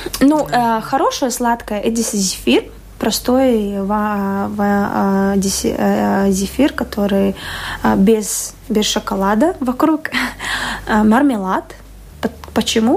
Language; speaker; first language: Russian; non-native, local second language; Latvian